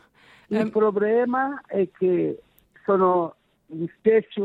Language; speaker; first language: Italian; non-native, fluent; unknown